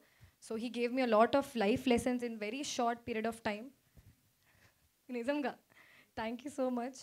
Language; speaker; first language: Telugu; non-native, fluent; Hindi